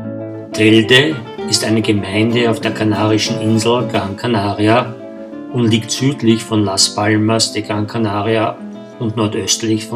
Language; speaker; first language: German; native; German